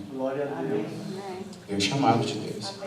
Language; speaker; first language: Portuguese; native; Portuguese